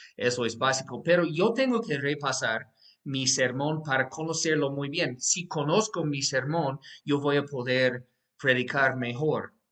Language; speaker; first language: Spanish; non-native, fluent; English